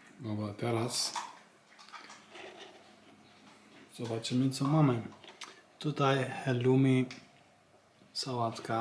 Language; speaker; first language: Polish; non-native, learner; Turkish